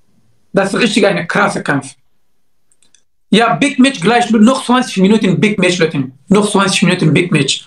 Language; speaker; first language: German; non-native, learner; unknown